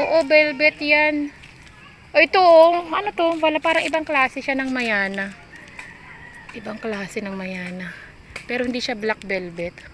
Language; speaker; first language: Filipino; native; Filipino